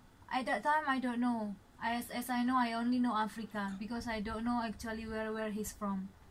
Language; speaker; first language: English; non-native, learner; Indonesian